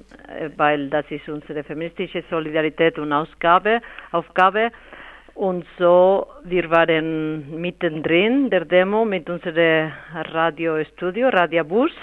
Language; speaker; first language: German; non-native, fluent; Spanish